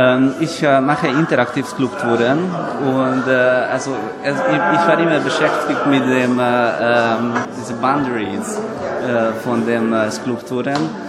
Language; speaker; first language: German; non-native, learner; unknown